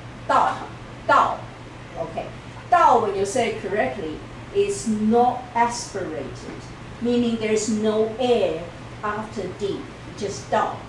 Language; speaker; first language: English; non-native, fluent; Chinese